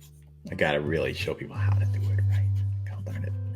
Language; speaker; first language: English; native; English